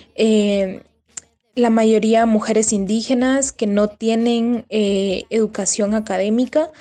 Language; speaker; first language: Spanish; native; Spanish